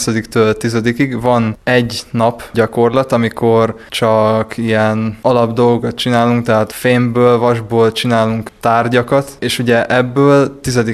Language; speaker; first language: Hungarian; native; Hungarian